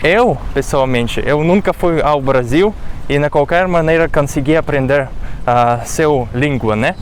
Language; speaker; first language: Portuguese; non-native, fluent; Russian